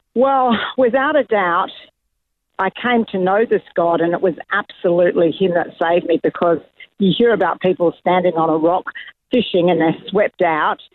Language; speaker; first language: English; native; English